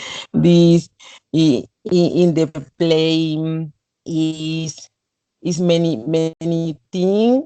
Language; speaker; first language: English; non-native, learner; Spanish